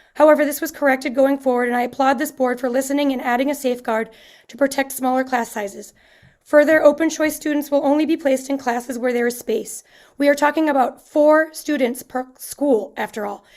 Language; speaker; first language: English; native; English